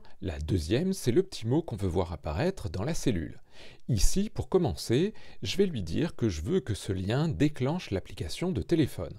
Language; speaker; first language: French; native; French